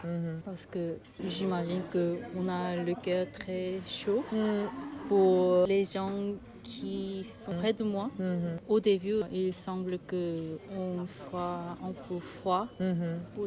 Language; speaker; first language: French; non-native, learner; Korean